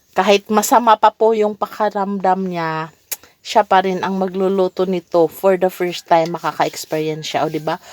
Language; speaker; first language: Filipino; non-native, local second language; Cebuano